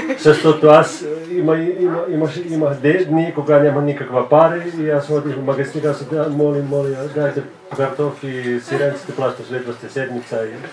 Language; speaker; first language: Bulgarian; non-native, fluent; Finnish